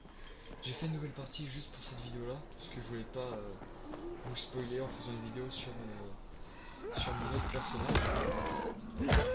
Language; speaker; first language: French; native; French